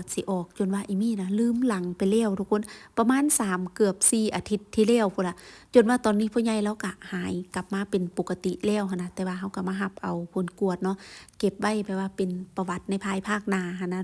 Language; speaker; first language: Thai; non-native, local second language; Lao